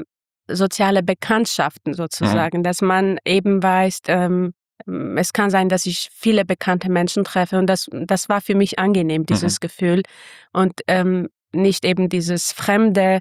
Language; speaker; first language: German; non-native, fluent; Armenian